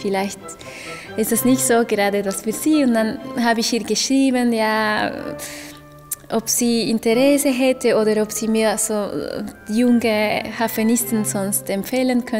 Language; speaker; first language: German; non-native, fluent; Spanish